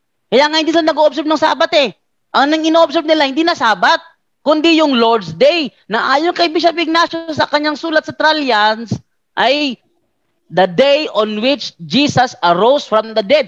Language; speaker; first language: Filipino; native; Filipino